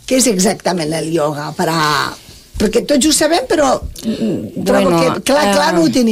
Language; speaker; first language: Catalan; native; Catalan